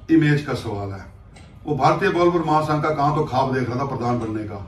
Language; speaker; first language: Hindi; non-native, local second language; Punjabi